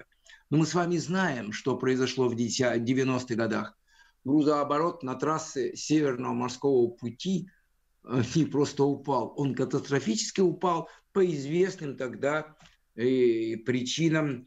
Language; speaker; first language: Russian; native; Russian